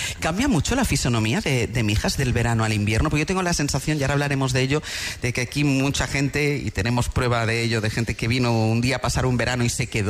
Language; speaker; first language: Spanish; native; Spanish